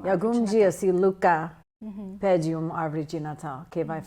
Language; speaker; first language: Portuguese; non-native, fluent; English